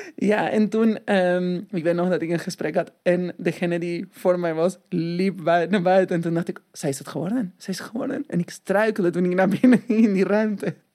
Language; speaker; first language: Dutch; non-native, fluent; Spanish